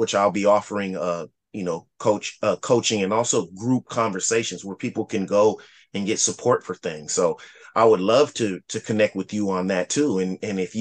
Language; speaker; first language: English; native; English